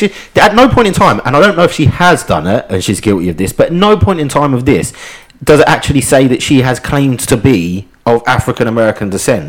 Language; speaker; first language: English; native; English